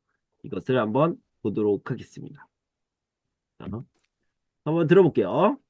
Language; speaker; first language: Korean; native; Korean